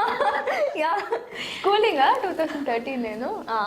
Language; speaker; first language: Telugu; non-native, learner; Tamil